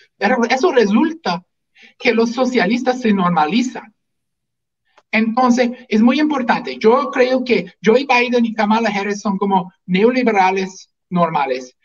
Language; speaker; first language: Spanish; non-native, fluent; English